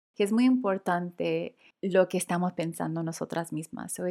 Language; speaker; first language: Spanish; early bilingual, heritage; Spanish